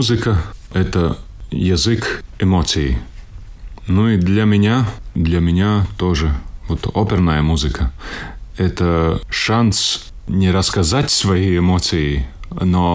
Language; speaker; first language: Russian; non-native, local second language; Latvian